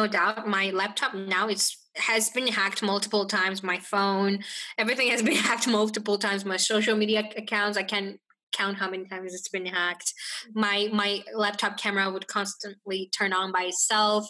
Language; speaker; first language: English; non-native, fluent; Chinese